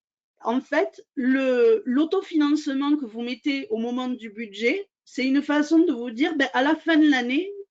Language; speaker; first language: French; native; French